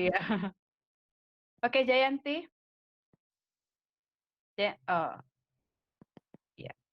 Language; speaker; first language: English; non-native, fluent; Indonesian